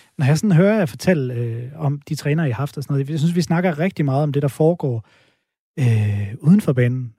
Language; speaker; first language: Danish; native; Danish